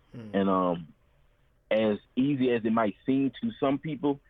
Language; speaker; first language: English; native; English